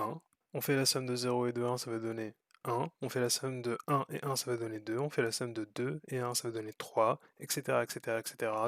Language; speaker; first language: French; native; French